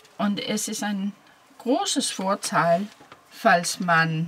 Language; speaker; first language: German; non-native, fluent; Danish